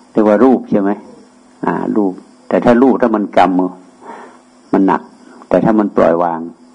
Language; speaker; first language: Thai; native; Thai